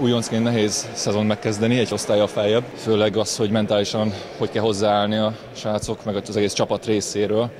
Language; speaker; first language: Hungarian; native; Hungarian